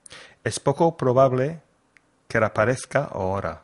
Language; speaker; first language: Spanish; non-native, fluent; English